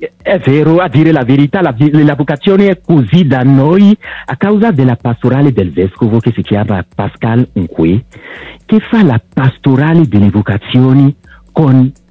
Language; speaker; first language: Italian; non-native, local second language; French